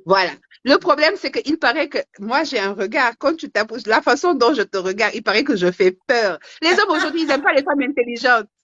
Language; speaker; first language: French; non-native, local second language; Wolof